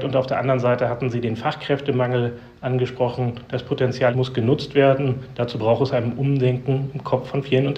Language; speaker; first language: German; native; German